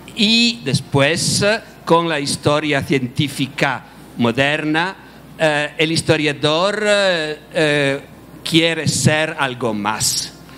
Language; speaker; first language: Spanish; non-native, fluent; Italian